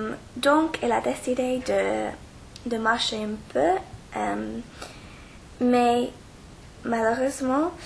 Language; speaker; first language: French; non-native, learner; English